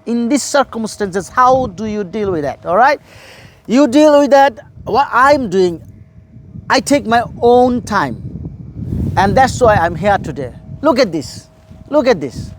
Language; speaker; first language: English; non-native, local second language; Bangla